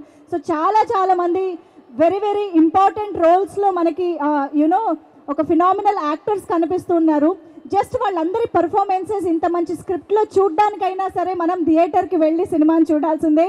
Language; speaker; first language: Telugu; native; Telugu